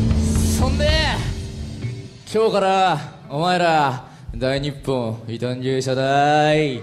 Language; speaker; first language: Japanese; native; Japanese